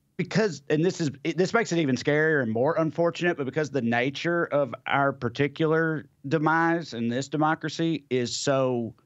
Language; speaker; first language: English; native; English